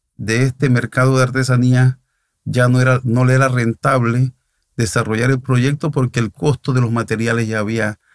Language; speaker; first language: Spanish; native; Spanish